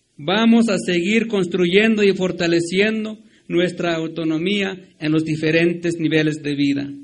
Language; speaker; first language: Spanish; non-native, local second language; Tzotzil